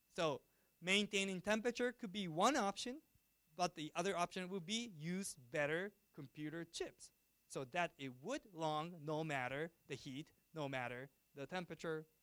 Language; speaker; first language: English; non-native, fluent; Japanese